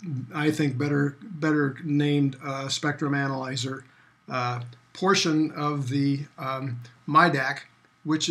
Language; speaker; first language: English; native; English